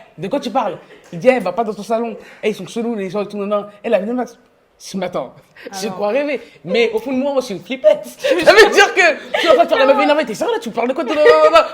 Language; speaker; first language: French; native; French